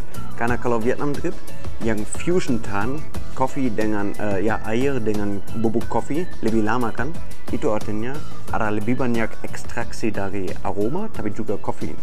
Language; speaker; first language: Indonesian; non-native, fluent; German